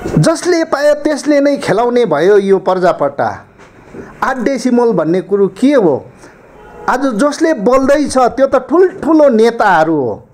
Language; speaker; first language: Nepali; native; Nepali